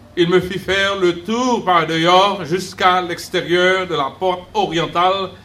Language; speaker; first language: French; native; French